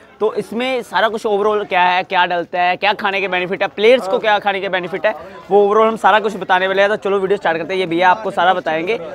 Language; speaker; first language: Hindi; native; Hindi